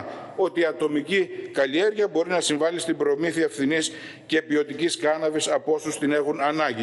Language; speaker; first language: Greek; native; Greek